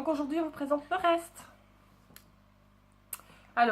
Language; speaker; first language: French; native; French